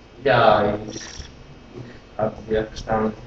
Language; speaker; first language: German; non-native, learner; Greek